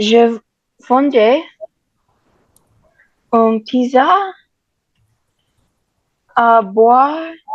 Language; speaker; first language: French; non-native, learner; English